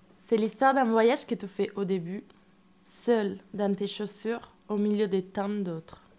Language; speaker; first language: French; non-native, fluent; Italian